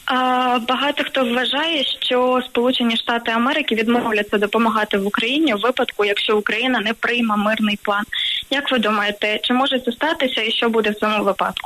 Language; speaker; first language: Ukrainian; native; Ukrainian